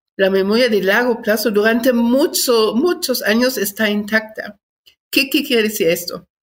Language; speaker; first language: Spanish; non-native, fluent; German